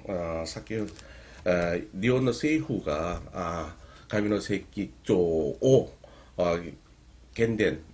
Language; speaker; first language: Japanese; non-native, learner; Korean